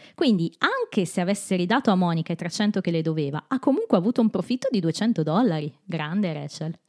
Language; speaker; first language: Italian; native; Italian